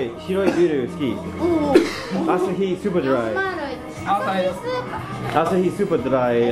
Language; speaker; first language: Japanese; non-native, learner; English